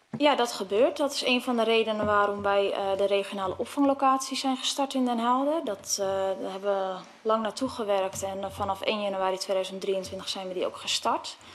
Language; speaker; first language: Dutch; native; Dutch